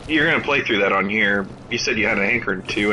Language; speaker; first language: English; native; English